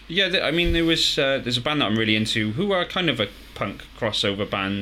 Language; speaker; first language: English; native; English